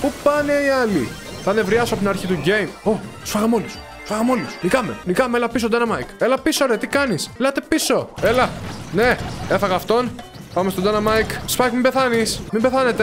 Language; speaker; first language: Greek; native; Greek